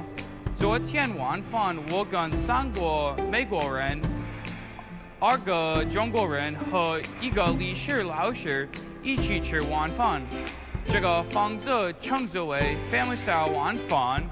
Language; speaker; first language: Chinese; non-native, learner; English